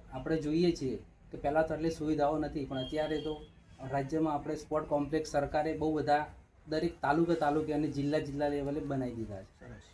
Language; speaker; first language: Gujarati; native; Gujarati